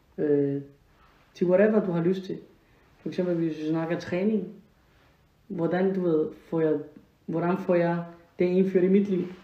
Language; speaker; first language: Danish; non-native, fluent; Spanish